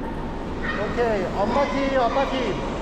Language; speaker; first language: Korean; native; Korean